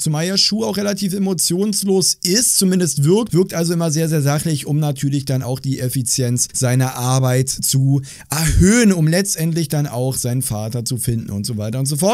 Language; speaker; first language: German; native; German